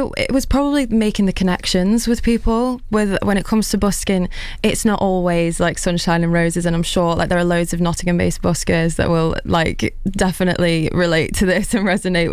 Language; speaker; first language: English; native; English